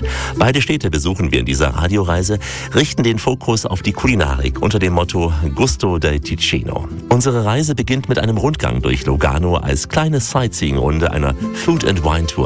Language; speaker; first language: German; native; German